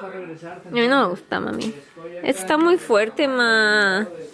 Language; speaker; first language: Spanish; early bilingual, heritage; Spanish